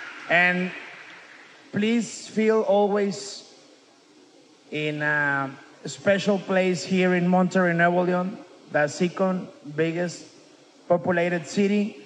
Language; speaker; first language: English; non-native, fluent; Spanish